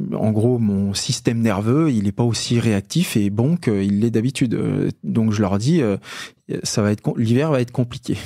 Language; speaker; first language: French; native; French